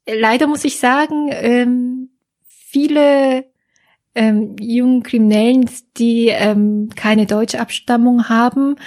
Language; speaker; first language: German; non-native, fluent; Korean